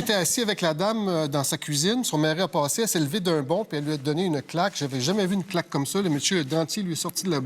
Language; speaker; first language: French; native; French